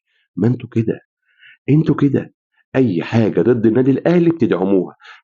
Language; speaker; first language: Arabic; native; Arabic